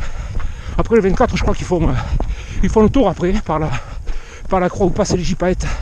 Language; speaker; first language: French; native; French